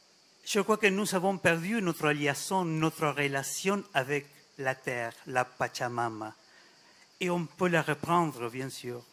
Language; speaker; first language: French; non-native, fluent; Spanish